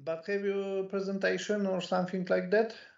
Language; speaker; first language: English; non-native, learner; Polish